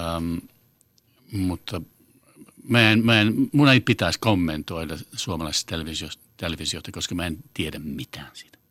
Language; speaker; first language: Finnish; non-native, fluent; English